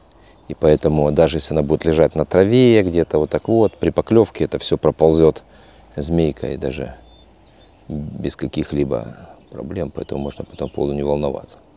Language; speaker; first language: Russian; native; Russian